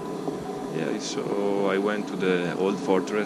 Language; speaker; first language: English; non-native, learner; Italian